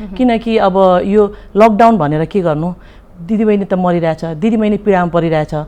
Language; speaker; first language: Nepali; early bilingual, heritage; Nepali